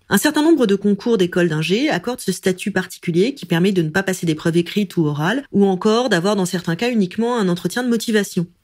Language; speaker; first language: French; native; French